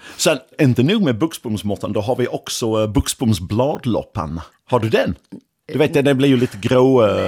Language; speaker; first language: Swedish; non-native, fluent; English